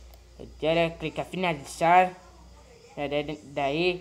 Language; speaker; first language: Spanish; non-native, learner; Portuguese